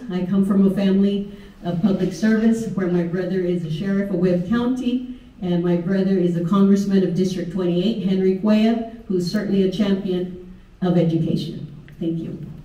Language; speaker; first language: English; early bilingual, other home language; Spanish